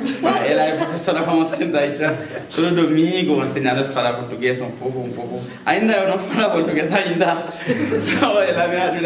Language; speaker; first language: Portuguese; non-native, learner; Haitian Creole